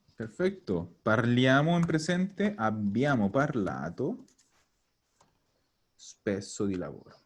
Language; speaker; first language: Italian; non-native, fluent; Spanish